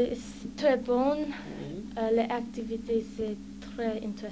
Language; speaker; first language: French; non-native, learner; English